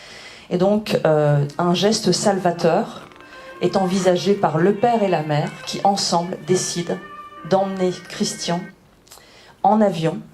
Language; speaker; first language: French; native; French